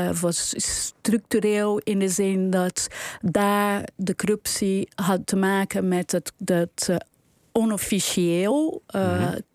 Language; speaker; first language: Dutch; non-native, fluent; Portuguese